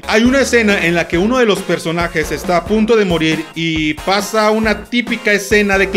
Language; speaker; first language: Spanish; native; Spanish